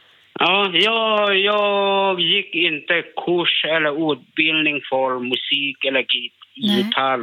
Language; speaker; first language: Swedish; non-native, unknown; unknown